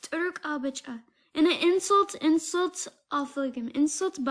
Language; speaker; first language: Amharic; non-native, learner; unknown